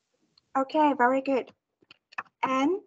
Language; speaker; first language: English; non-native, fluent; Vietnamese